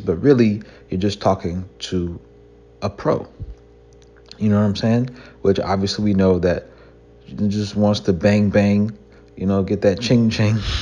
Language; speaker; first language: English; native; English